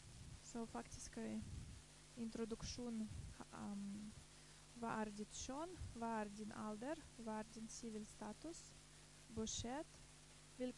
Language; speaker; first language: Norwegian; non-native, fluent; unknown